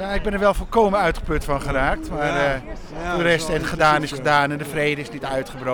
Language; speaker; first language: Dutch; native; Dutch